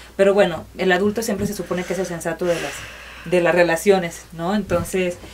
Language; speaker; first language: Spanish; native; Spanish